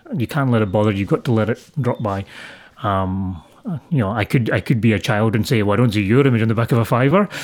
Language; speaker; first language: English; native; English